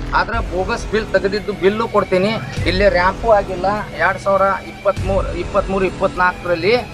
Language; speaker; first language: Kannada; non-native, local second language; Lambadi